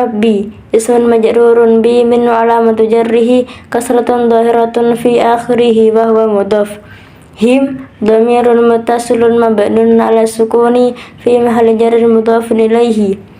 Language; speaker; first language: Arabic; non-native, learner; Indonesian